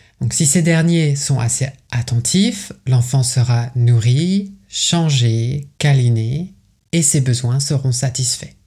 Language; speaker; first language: French; native; French